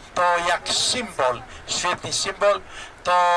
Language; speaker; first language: Polish; non-native, learner; Albanian